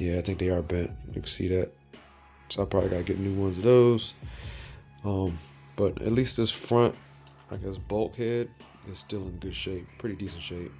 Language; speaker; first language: English; native; English